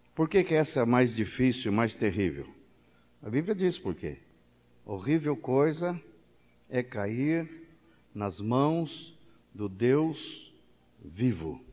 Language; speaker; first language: Portuguese; native; Portuguese